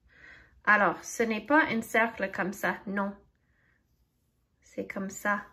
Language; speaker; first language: French; non-native, fluent; English